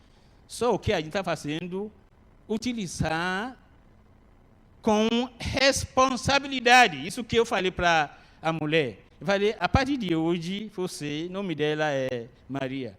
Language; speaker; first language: Portuguese; non-native, learner; Arabic